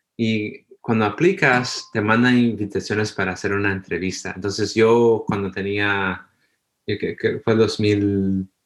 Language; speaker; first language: Spanish; early bilingual, heritage; Spanish